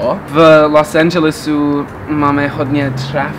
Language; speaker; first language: Czech; early bilingual, heritage; English